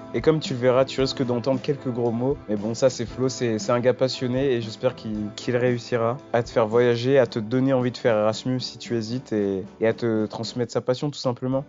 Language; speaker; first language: French; native; French